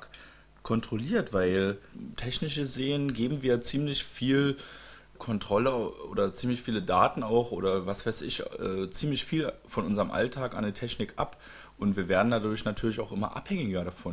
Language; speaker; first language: German; native; German